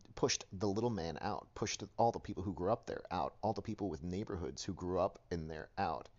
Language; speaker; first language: English; native; English